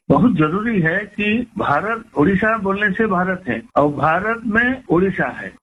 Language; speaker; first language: Hindi; non-native, local second language; Odia